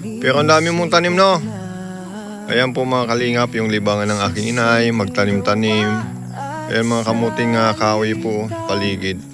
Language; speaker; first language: Filipino; non-native, local second language; Bikol